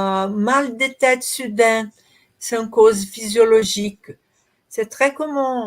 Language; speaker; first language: French; non-native, learner; Portuguese